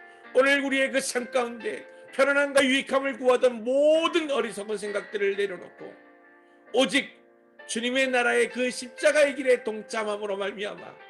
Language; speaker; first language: Korean; native; Korean